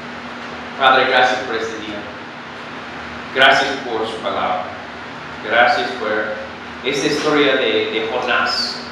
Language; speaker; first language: Spanish; non-native, fluent; English